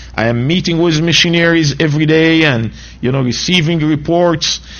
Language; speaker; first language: English; non-native, fluent; Arabic